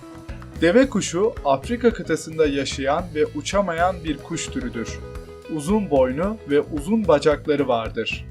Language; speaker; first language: Turkish; native; Turkish